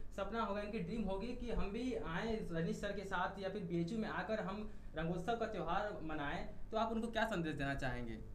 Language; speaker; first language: Hindi; native; Hindi